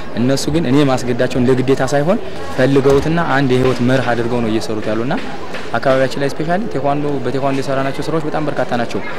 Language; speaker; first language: Amharic; native; Amharic